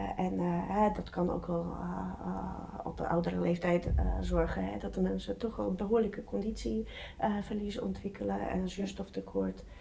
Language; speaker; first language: Dutch; non-native, fluent; Czech